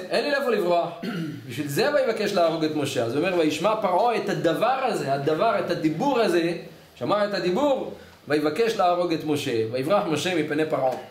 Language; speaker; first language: Hebrew; native; Hebrew